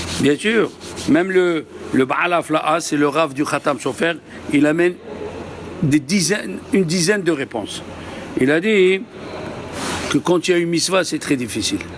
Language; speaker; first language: French; native; French